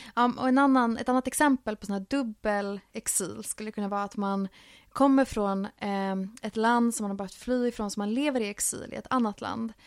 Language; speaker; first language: Swedish; early bilingual, other home language; Finnish